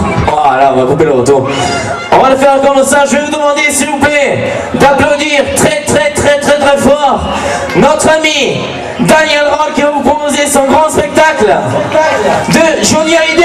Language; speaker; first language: French; native; French